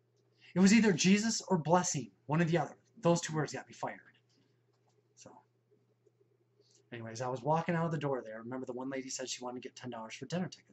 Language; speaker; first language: English; native; English